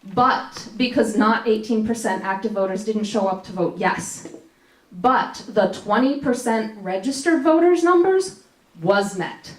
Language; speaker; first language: English; native; English